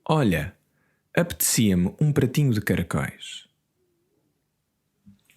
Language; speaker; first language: Portuguese; non-native, learner; English